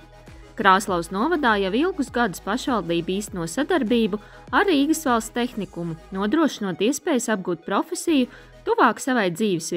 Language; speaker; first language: Latvian; native; Latvian